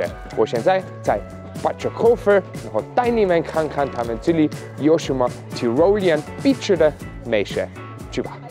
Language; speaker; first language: Chinese; non-native, learner; German